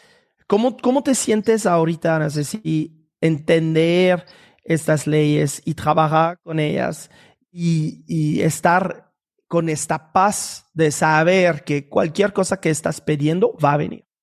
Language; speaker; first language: Spanish; non-native, fluent; French